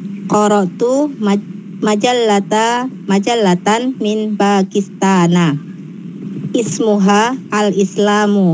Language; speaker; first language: Arabic; non-native, learner; Indonesian